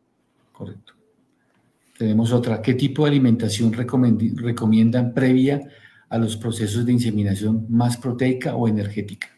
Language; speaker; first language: Spanish; native; Spanish